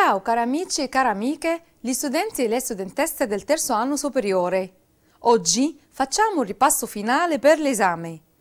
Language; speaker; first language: Italian; non-native, fluent; Arabic